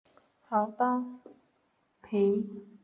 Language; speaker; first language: Chinese; non-native, fluent; Khmer